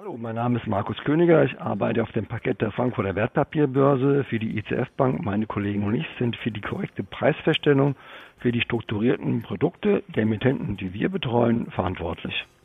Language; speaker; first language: German; native; German